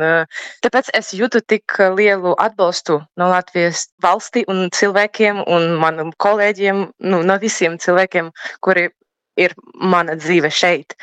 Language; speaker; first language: Latvian; non-native, learner; Ukrainian